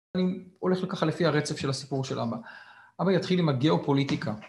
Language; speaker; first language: Hebrew; native; Hebrew